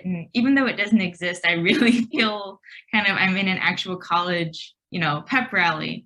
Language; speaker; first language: English; native; English